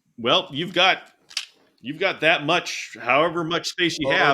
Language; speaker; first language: English; native; English